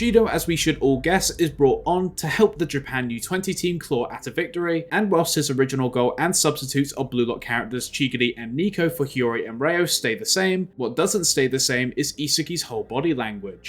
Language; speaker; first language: English; native; English